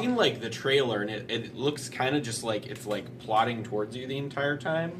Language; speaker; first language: English; native; English